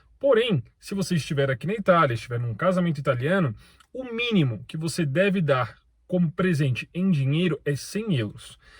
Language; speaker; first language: Portuguese; native; Portuguese